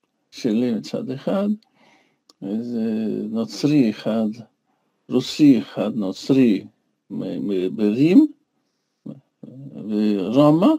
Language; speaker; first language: Hebrew; non-native, fluent; Russian